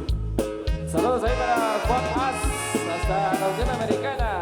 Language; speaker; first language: Spanish; native; Spanish